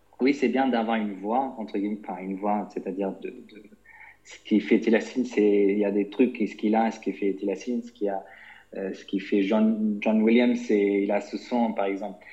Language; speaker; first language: French; non-native, fluent; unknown